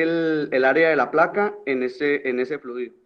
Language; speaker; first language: Spanish; native; Spanish